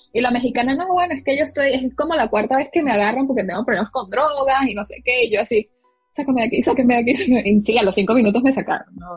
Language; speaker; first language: Spanish; native; Spanish